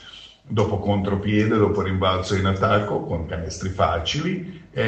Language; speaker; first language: Italian; non-native, fluent; Croatian